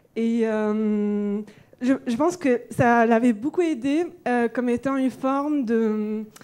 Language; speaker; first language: French; non-native, local second language; Arabic